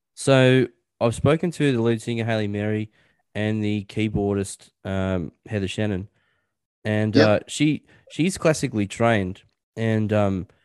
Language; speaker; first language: English; native; English